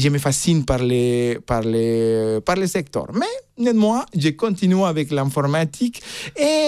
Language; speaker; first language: French; non-native, fluent; Spanish